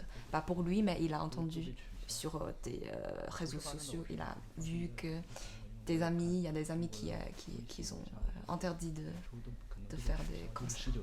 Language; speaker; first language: French; non-native, learner; Chinese